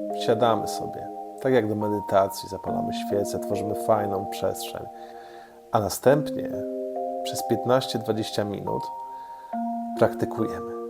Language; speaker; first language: Polish; native; Polish